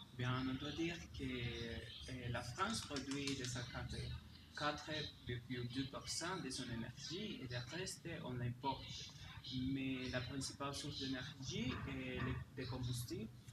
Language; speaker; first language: French; non-native, learner; Spanish